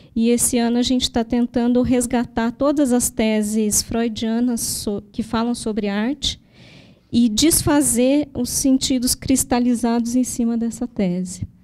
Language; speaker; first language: Portuguese; native; Portuguese